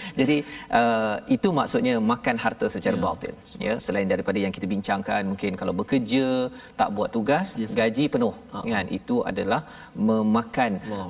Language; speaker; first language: Malay; native; Malay